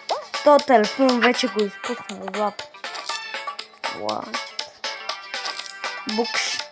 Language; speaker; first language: Bulgarian; native; Bulgarian